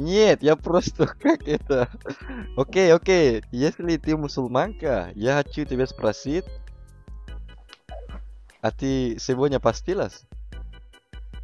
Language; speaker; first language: Russian; non-native, learner; Indonesian